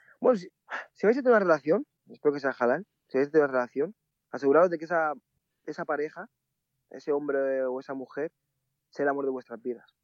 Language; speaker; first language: Spanish; early bilingual, other home language; Mandingo